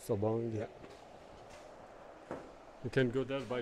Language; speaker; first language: English; non-native, learner; French